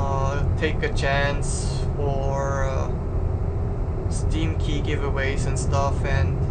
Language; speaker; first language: English; non-native, fluent; German